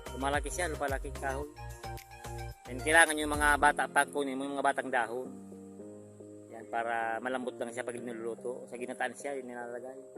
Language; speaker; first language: Filipino; non-native, local second language; Bikol